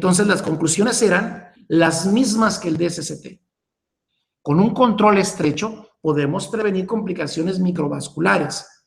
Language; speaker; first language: Spanish; native; Spanish